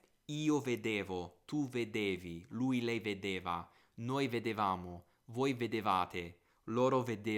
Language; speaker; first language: Italian; non-native, fluent; English